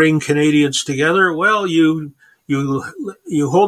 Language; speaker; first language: English; native; English